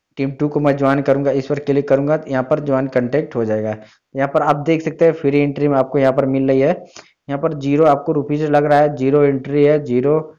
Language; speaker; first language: Hindi; native; Hindi